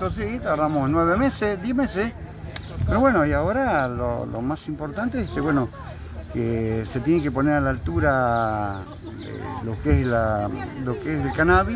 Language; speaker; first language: Spanish; native; Spanish